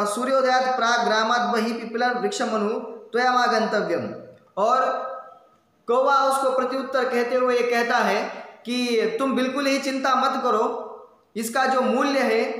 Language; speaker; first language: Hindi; non-native, local second language; Marathi